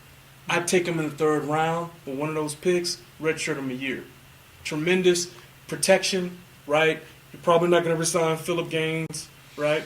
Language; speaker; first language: English; native; English